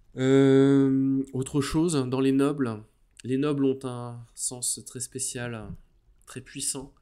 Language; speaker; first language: French; native; French